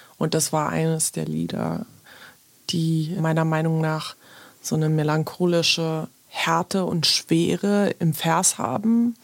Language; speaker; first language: German; early bilingual, other home language; Polish